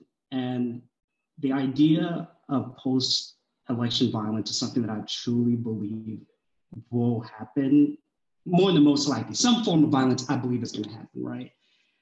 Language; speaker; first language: English; early bilingual, other home language; Swahili